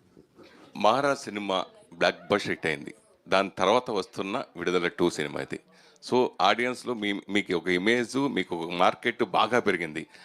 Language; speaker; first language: Telugu; native; Telugu